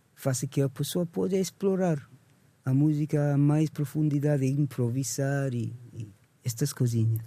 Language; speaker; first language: Portuguese; non-native, learner; English